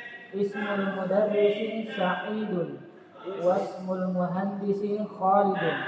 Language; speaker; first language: Arabic; non-native, learner; Indonesian